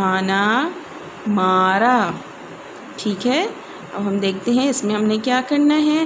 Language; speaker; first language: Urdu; non-native, local second language; Pashto